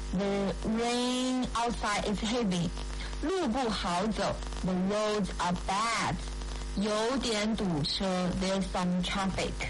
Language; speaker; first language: English; non-native, fluent; Chinese